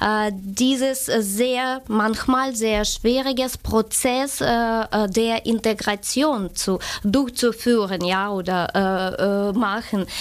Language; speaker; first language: German; non-native, fluent; Ukrainian